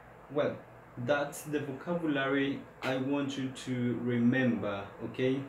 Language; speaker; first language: English; non-native, fluent; Spanish